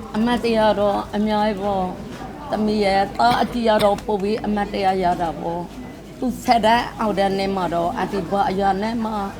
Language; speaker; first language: Burmese; native; Burmese